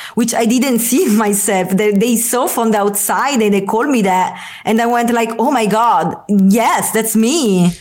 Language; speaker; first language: English; non-native, fluent; Italian